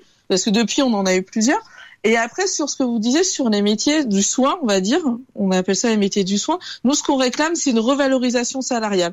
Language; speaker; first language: French; native; French